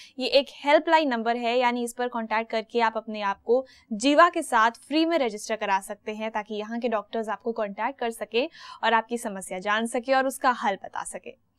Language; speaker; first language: Hindi; native; Hindi